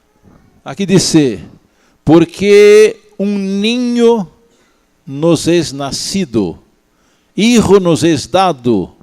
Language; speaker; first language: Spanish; non-native, learner; Portuguese